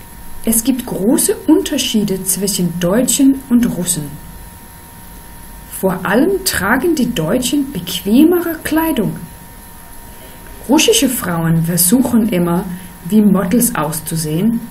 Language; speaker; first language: German; non-native, fluent; Danish